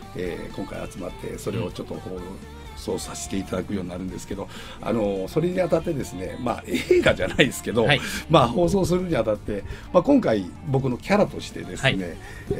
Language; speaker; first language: Japanese; native; Japanese